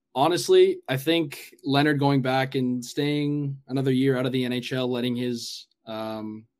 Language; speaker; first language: English; native; English